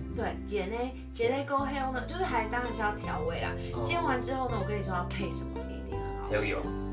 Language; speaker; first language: Chinese; native; Chinese